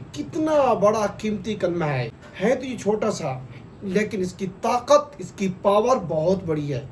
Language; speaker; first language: Urdu; native; Urdu